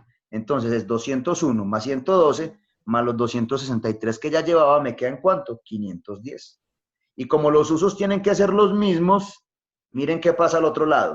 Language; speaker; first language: Spanish; native; Spanish